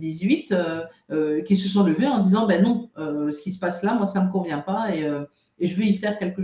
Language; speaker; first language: French; native; French